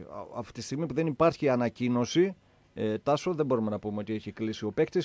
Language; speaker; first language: Greek; native; Greek